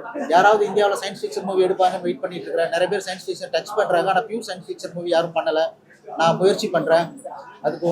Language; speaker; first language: Tamil; native; Tamil